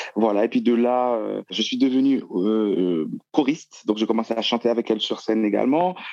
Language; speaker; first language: French; non-native, local second language; Haitian Creole